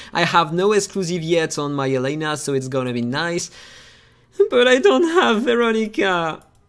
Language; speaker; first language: English; non-native, fluent; French